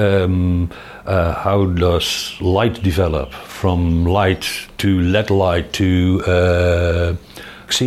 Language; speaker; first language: English; non-native, fluent; Dutch